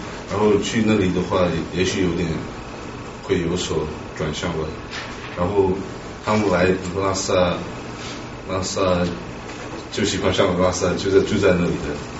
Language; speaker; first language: Chinese; non-native, local second language; Tibetan